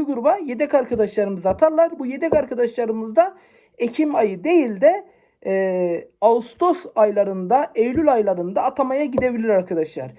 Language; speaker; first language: Turkish; native; Turkish